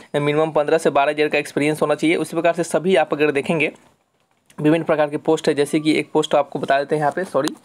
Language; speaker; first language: Hindi; native; Hindi